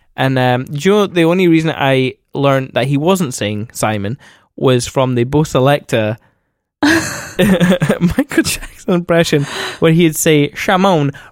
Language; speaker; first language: English; native; English